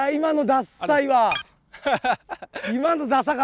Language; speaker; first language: Japanese; native; Japanese